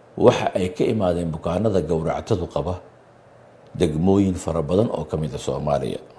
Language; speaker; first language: Somali; native; Somali